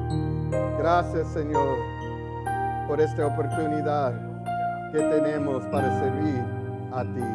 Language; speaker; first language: Spanish; early bilingual, heritage; English